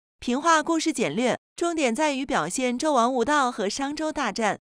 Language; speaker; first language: Chinese; native; Chinese